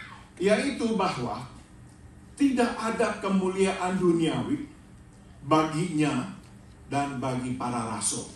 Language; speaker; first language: Indonesian; native; Indonesian